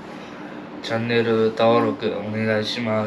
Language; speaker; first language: Japanese; early bilingual, other home language; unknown